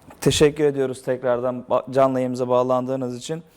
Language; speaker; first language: Turkish; native; Turkish